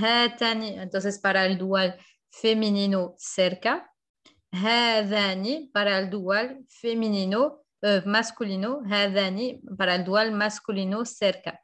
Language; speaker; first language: Spanish; non-native, fluent; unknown